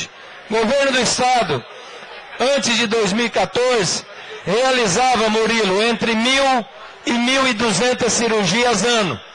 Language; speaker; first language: Portuguese; native; Portuguese